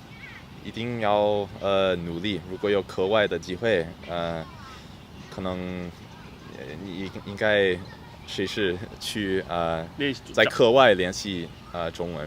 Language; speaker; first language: Chinese; non-native, fluent; English